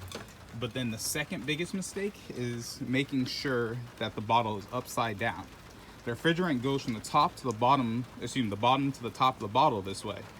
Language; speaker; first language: English; native; English